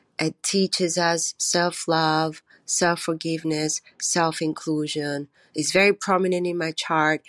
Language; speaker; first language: English; non-native, fluent; Greek